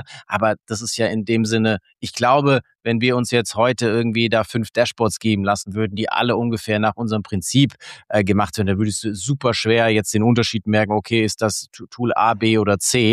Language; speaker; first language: German; native; German